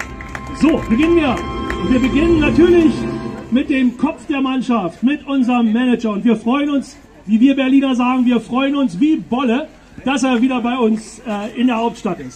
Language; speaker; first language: German; native; German